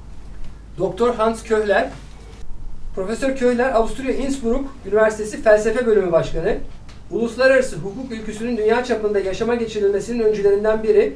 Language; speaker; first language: Turkish; native; Turkish